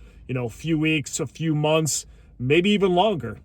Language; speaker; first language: English; native; English